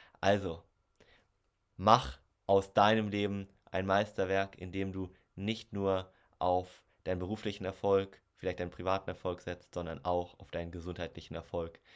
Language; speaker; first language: German; native; German